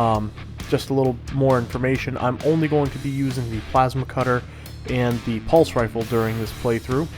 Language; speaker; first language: English; native; English